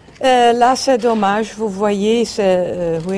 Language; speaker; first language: French; non-native, learner; Dutch